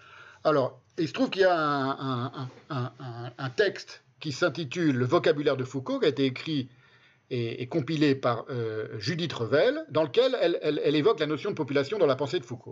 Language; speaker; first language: French; native; French